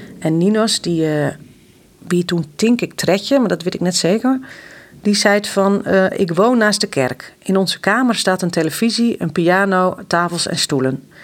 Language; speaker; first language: Dutch; non-native, local second language; Western Frisian